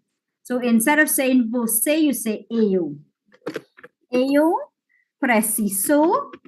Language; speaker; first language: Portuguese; non-native, fluent; English